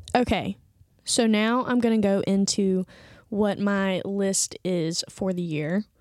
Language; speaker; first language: English; native; English